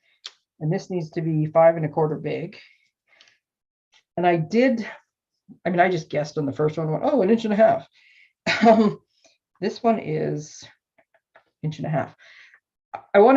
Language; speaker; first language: English; native; English